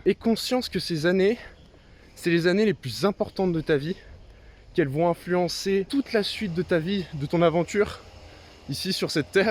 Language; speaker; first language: French; native; French